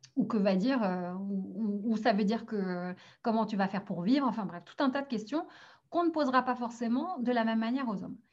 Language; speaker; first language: French; early bilingual, other home language; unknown